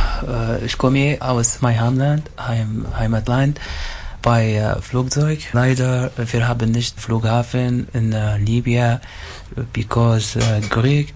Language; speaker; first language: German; non-native, learner; Arabic